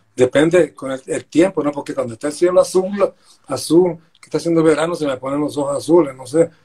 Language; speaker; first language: Spanish; native; Spanish